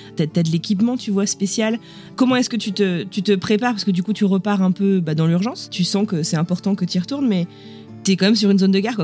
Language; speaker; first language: French; native; French